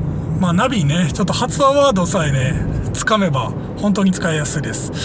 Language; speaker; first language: Japanese; native; Japanese